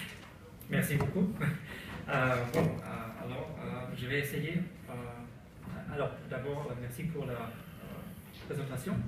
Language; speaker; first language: French; non-native, learner; German